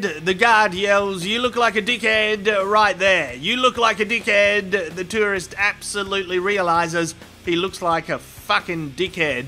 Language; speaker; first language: English; native; English